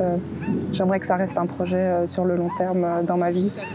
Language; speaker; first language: French; native; French